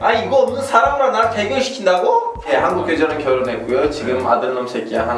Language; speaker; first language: Korean; non-native, fluent; Turkish